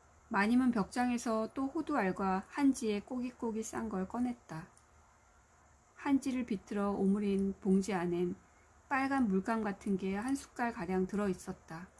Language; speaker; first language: Korean; native; Korean